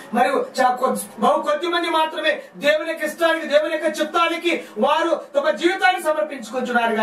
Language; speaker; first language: Telugu; non-native, local second language; Lambadi